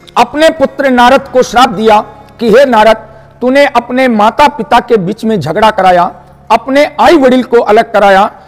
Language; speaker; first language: Hindi; non-native, local second language; Marathi